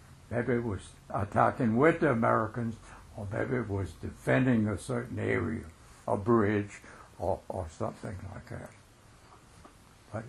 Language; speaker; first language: English; early bilingual, other home language; French